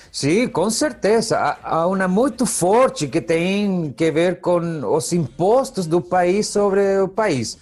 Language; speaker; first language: Portuguese; non-native, fluent; Spanish